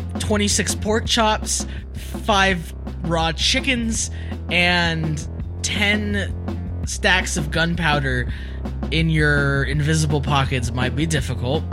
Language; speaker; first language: English; native; English